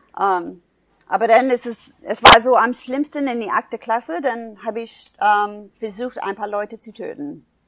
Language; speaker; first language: German; non-native, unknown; English